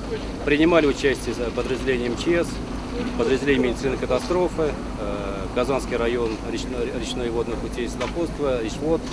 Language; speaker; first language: Russian; native; Russian